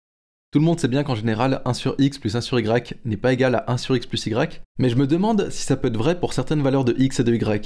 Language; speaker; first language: French; native; French